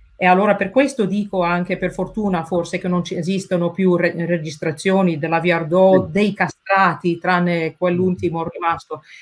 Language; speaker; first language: Italian; non-native, fluent; English